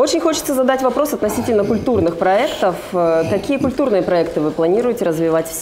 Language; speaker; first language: Russian; native; Russian